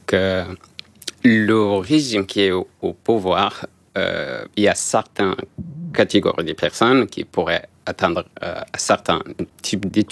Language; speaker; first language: French; non-native, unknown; Arabic